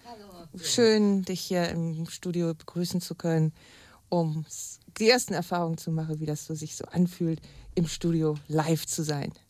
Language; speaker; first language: German; native; German